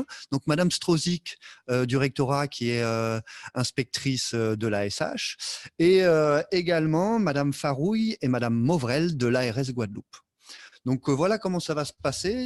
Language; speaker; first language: French; native; French